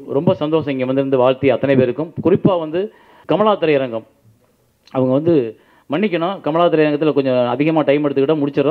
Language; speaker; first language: Tamil; native; Tamil